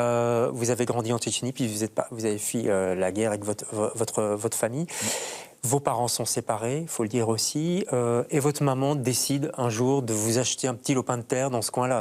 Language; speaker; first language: French; native; French